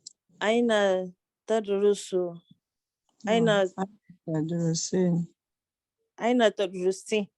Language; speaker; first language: Arabic; non-native, learner; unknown